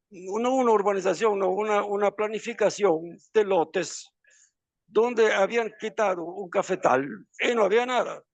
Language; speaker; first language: Spanish; non-native, fluent; Italian